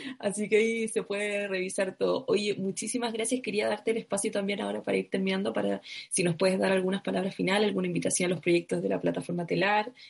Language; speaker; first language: Spanish; native; Spanish